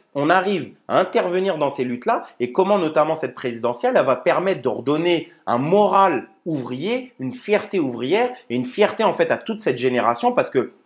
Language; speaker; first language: French; native; French